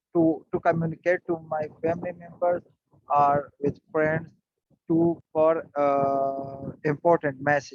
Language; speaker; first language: English; non-native, learner; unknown